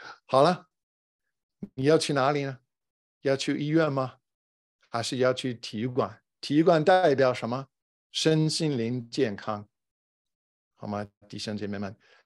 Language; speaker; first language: Chinese; non-native, fluent; English